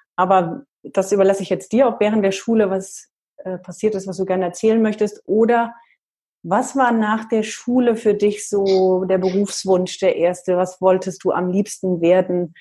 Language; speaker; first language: German; native; German